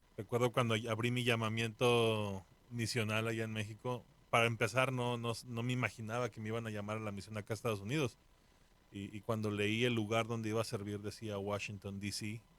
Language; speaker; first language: Spanish; native; Spanish